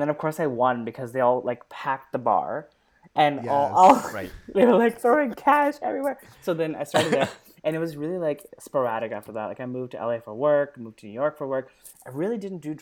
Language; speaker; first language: English; native; English